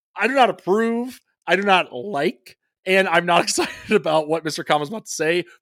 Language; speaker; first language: English; native; English